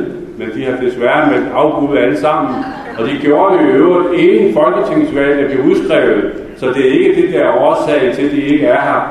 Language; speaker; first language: Danish; native; Danish